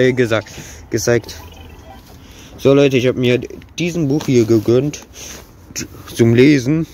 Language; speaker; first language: German; early bilingual, other home language; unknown